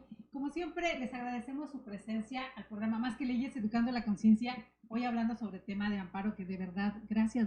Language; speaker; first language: Spanish; native; Spanish